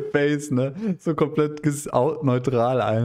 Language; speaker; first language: German; native; German